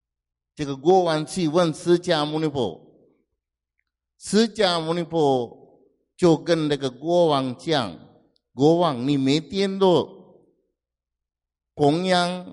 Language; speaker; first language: Chinese; non-native, fluent; Sinhala